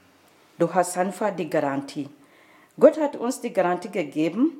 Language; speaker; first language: German; non-native, fluent; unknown